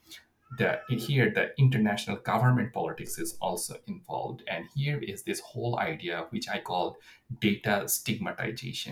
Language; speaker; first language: English; non-native, local second language; Bangla